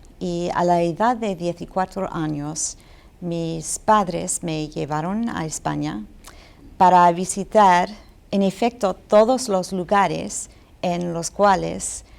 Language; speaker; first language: Spanish; non-native, fluent; English